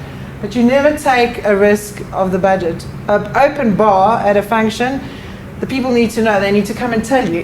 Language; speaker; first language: English; native; English